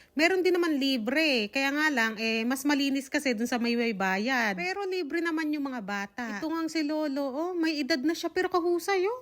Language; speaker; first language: Filipino; native; Filipino